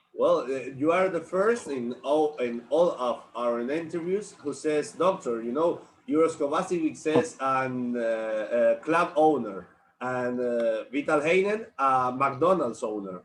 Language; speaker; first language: English; non-native, learner; Spanish